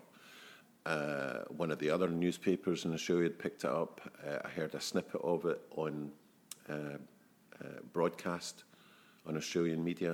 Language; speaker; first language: English; native; English